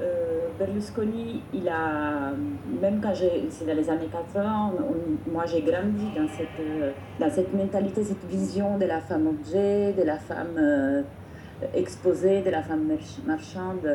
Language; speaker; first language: French; non-native, fluent; Italian